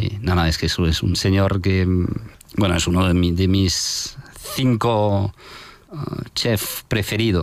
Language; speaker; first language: Spanish; non-native, fluent; French